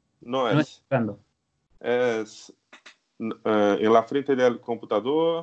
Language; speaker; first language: Spanish; non-native, learner; Portuguese